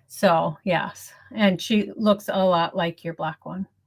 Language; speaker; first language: English; native; English